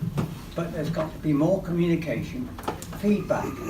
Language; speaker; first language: English; native; English